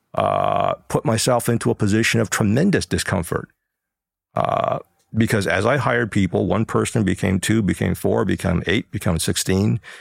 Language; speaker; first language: English; early bilingual, other home language; Chinese